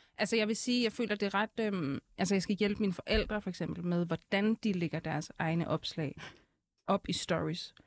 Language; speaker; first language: Danish; early bilingual, other home language; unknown